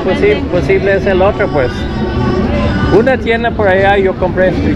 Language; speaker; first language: Spanish; non-native, learner; English